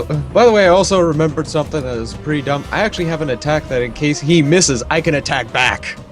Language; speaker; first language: English; native; English